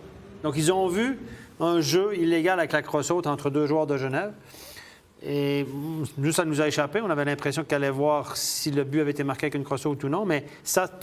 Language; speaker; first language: French; native; French